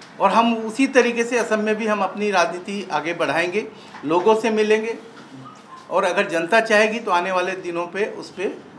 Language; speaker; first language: Hindi; non-native, local second language; Assamese